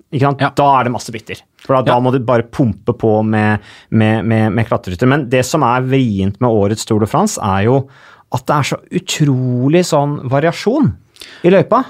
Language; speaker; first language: Norwegian; native; Norwegian